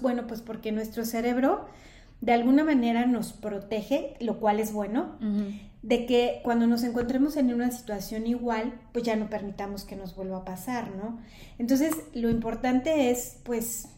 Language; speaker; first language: Spanish; native; Spanish